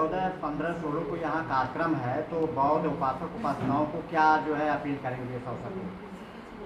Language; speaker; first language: Hindi; native; Hindi